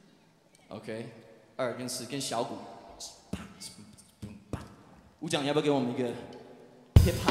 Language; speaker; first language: Chinese; early bilingual, heritage; English